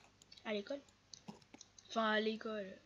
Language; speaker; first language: French; native; French